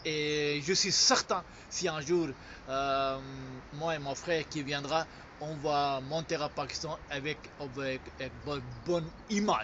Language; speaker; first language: French; non-native, fluent; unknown